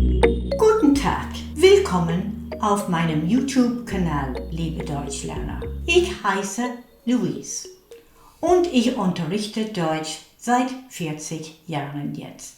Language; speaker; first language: German; non-native, fluent; English